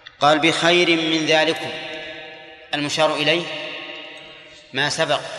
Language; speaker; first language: Arabic; native; Arabic